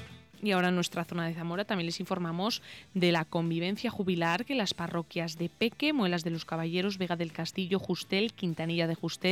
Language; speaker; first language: Spanish; native; Spanish